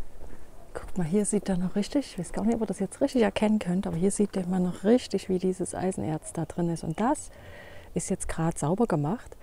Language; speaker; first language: German; native; German